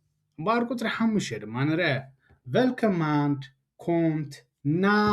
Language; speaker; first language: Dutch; non-native, fluent; Tigrinya